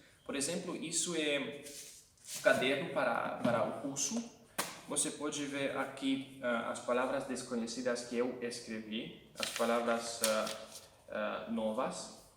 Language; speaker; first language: Portuguese; non-native, fluent; Hungarian